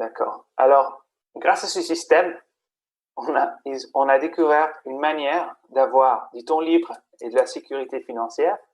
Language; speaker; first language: French; non-native, fluent; Spanish